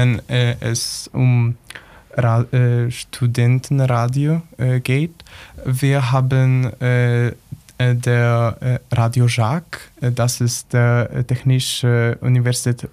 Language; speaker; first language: German; non-native, learner; Polish